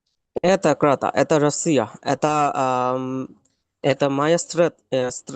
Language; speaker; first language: Russian; non-native, learner; Bangla